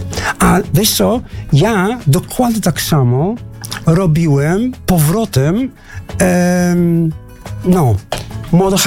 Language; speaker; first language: Polish; non-native, learner; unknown